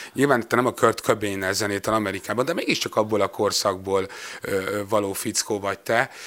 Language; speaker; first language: Hungarian; native; Hungarian